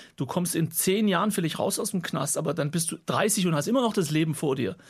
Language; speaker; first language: German; native; German